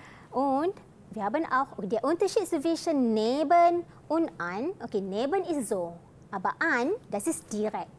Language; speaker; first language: German; non-native, fluent; Malay